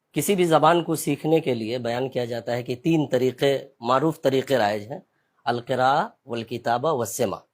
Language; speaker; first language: Urdu; native; Urdu